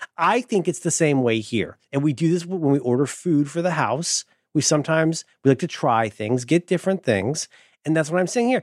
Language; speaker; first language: English; native; English